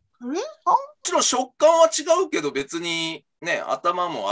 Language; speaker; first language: Japanese; native; Japanese